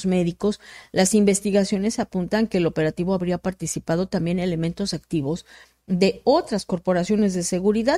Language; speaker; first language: Spanish; native; Spanish